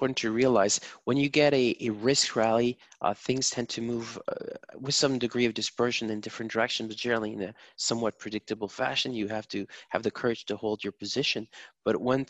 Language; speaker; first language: English; non-native, fluent; German